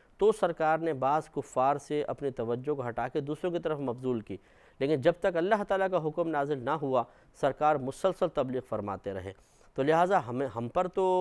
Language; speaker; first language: Urdu; native; Urdu